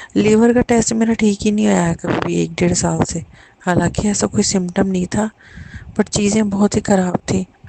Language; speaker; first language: Hindi; native; Hindi